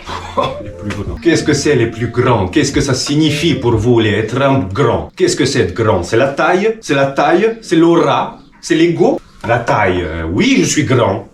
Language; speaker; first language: French; non-native, fluent; Romanian